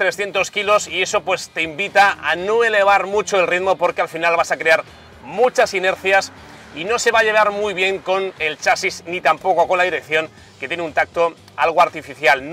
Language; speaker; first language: Spanish; native; Spanish